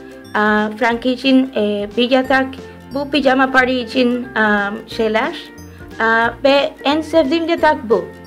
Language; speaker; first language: Turkish; early bilingual, heritage; Turkish